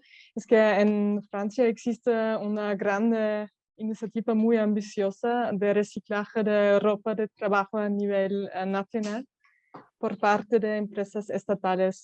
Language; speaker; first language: Spanish; non-native, fluent; French